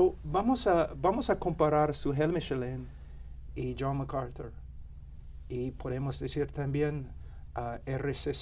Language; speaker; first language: Spanish; non-native, fluent; English